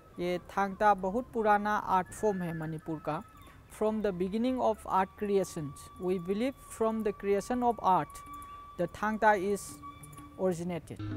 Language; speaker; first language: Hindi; non-native, local second language; Manipuri